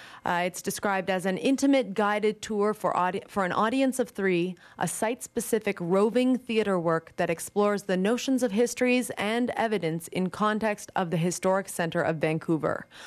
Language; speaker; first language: English; native; English